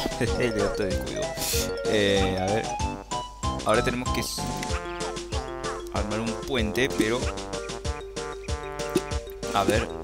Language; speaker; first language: Spanish; native; Spanish